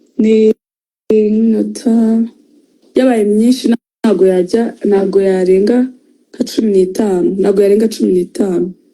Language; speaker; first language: Kinyarwanda; native; Kinyarwanda